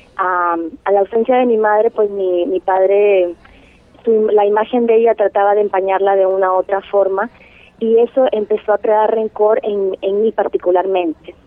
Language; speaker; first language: Spanish; native; Spanish